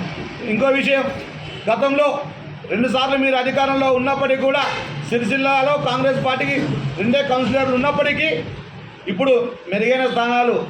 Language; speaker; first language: Telugu; native; Telugu